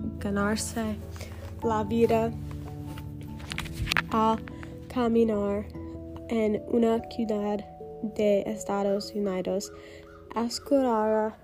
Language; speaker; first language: Spanish; non-native, learner; English